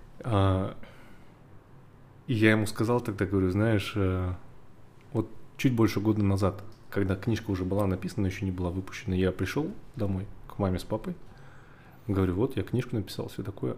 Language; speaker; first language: Russian; native; Russian